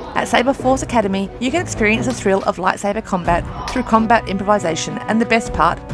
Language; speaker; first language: English; native; English